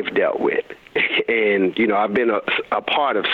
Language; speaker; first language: English; native; English